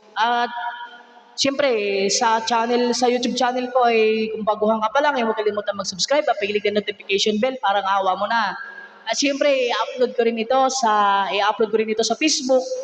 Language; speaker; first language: Filipino; non-native, local second language; Cebuano